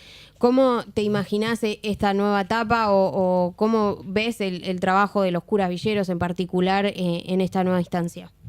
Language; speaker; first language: Spanish; native; Spanish